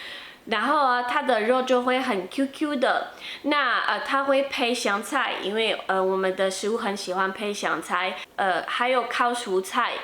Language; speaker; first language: Chinese; non-native, fluent; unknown